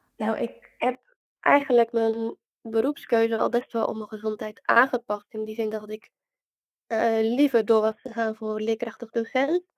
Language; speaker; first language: Dutch; native; Dutch